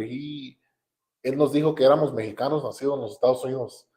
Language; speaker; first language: Spanish; early bilingual, other home language; English